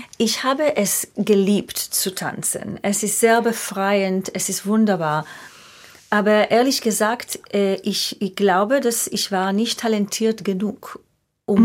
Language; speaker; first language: German; non-native, fluent; Hebrew